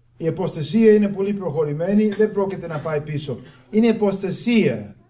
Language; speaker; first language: Greek; non-native, fluent; English